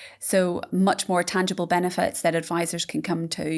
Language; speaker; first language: English; native; English